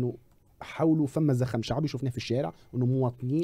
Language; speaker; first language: Arabic; native; Arabic